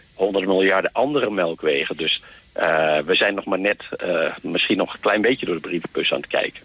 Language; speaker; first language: Dutch; native; Dutch